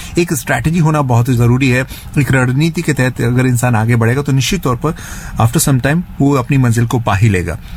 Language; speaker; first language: Hindi; native; Hindi